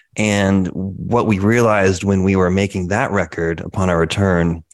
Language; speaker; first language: English; native; English